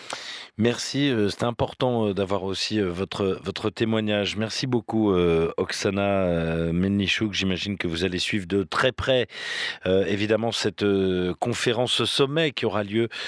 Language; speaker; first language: French; native; French